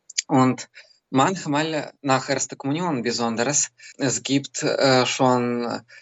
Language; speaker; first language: German; non-native, learner; Belarusian